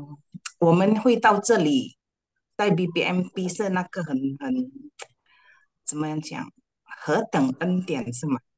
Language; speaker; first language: Chinese; early bilingual, heritage; Chinese